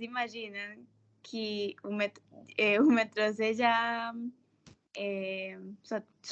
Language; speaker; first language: Portuguese; non-native, fluent; Spanish